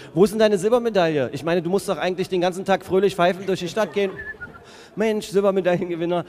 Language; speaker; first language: German; native; German